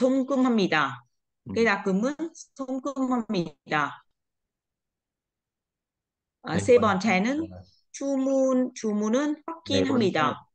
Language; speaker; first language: Korean; non-native, learner; Vietnamese